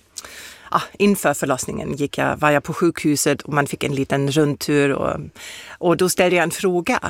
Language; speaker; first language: Swedish; non-native, fluent; German